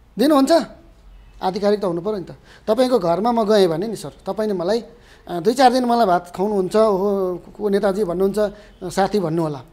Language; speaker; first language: Nepali; native; Nepali